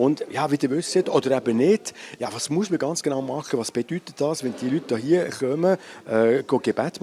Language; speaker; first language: German; non-native, local second language; French